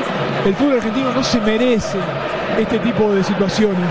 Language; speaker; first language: Spanish; native; Spanish